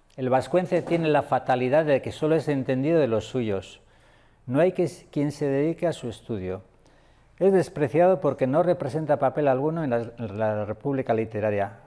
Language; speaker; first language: Spanish; non-native, local second language; Basque